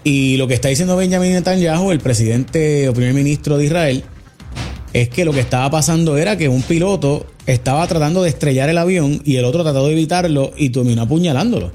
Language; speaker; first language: Spanish; native; Spanish